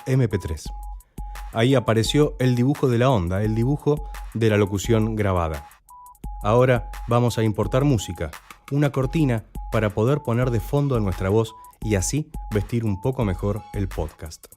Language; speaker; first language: Spanish; native; Spanish